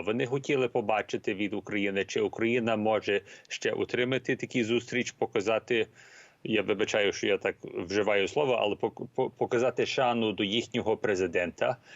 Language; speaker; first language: Ukrainian; early bilingual, heritage; Ukrainian